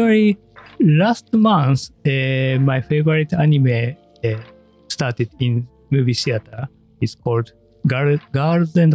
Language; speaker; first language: English; non-native, learner; Japanese